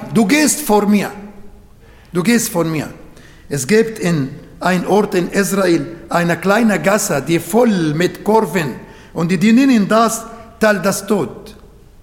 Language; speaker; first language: German; non-native, learner; Arabic